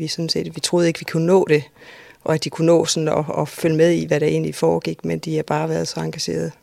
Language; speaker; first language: Danish; native; Danish